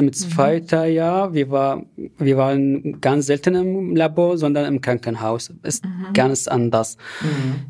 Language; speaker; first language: German; non-native, fluent; Arabic